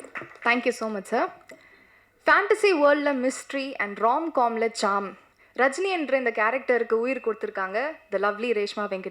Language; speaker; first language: Tamil; native; Tamil